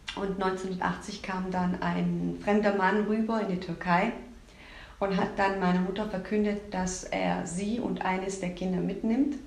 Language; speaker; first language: German; early bilingual, other home language; Turkish